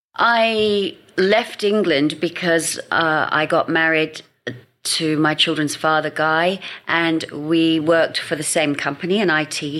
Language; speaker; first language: English; native; English